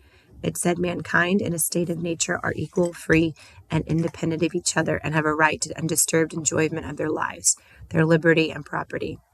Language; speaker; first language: English; native; English